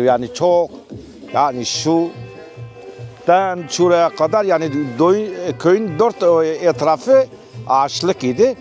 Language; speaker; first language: Turkish; non-native, local second language; Kurdish